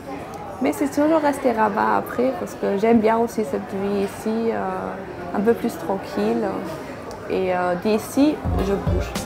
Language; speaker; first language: French; non-native, fluent; German